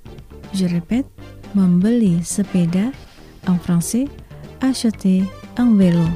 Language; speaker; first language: French; non-native, fluent; Indonesian